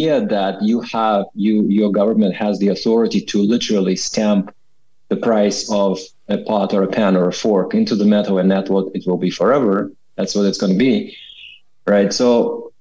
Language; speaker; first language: English; non-native, fluent; Russian